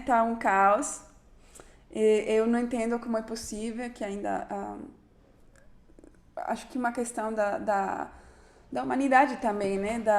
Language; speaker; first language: Portuguese; non-native, fluent; Spanish